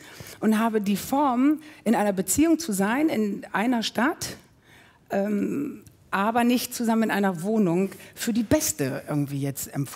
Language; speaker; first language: German; native; German